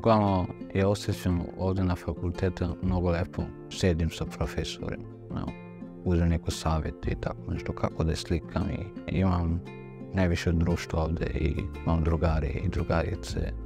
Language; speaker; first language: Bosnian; non-native, learner; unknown